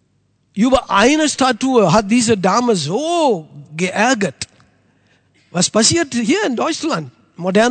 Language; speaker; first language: German; non-native, fluent; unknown